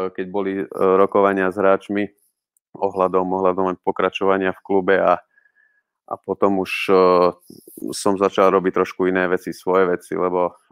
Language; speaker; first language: Slovak; non-native, local second language; Hungarian